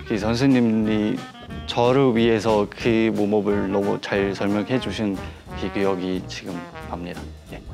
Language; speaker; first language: Korean; non-native, fluent; Mongolian